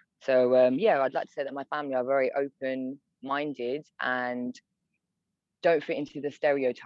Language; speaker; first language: English; native; English